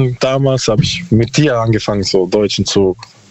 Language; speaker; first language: German; non-native, learner; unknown